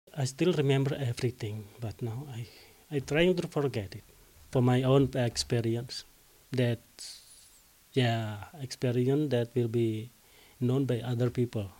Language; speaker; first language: English; non-native, learner; Indonesian